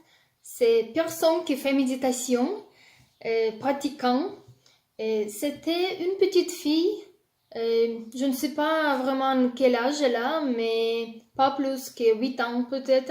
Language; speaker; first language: French; non-native, learner; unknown